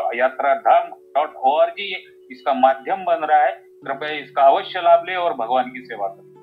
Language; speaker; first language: Hindi; non-native, local second language; Marathi